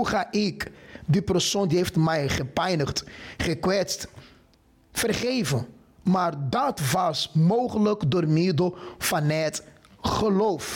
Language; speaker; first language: Dutch; non-native, fluent; Portuguese